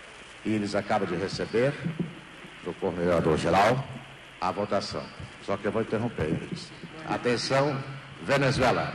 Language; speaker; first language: Portuguese; native; Portuguese